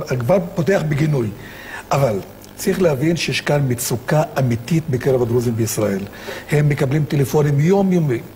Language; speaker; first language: Hebrew; non-native, local second language; Arabic